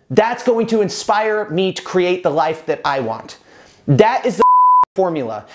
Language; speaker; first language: English; native; English